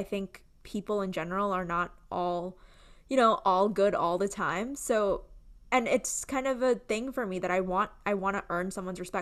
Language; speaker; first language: English; early bilingual, other home language; Gujarati